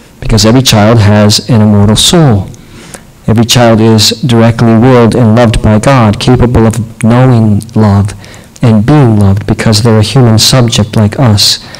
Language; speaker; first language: English; native; English